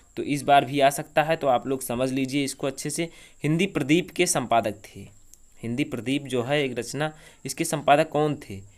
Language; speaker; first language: Hindi; native; Hindi